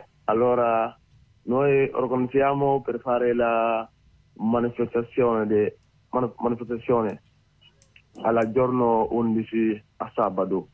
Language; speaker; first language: Italian; non-native, learner; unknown